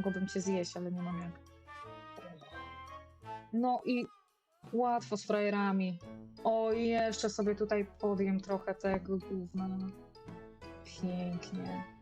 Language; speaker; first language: Polish; native; Polish